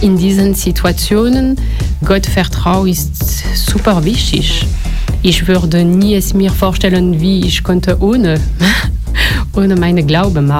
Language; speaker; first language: German; non-native, learner; French